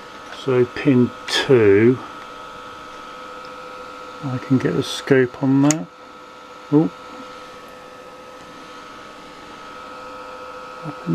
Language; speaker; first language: English; native; English